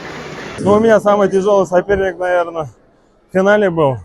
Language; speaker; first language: Russian; non-native, local second language; Tatar